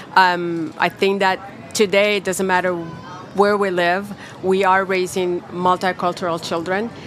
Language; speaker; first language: English; non-native, local second language; Spanish